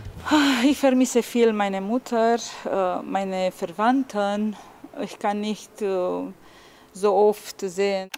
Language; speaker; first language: German; non-native, learner; Romanian